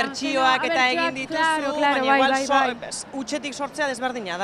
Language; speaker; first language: Basque; native; Basque